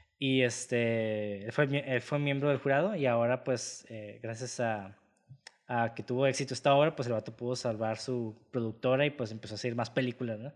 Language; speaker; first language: Spanish; native; Spanish